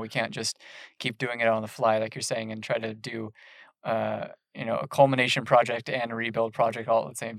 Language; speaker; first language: English; native; English